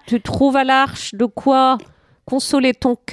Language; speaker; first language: French; native; French